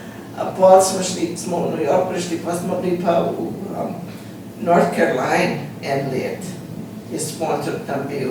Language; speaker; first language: Slovenian; early bilingual, heritage; Slovenian